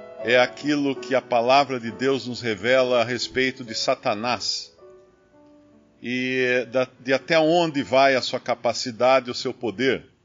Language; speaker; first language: Portuguese; native; Portuguese